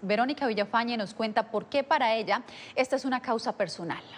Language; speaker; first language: Spanish; native; Spanish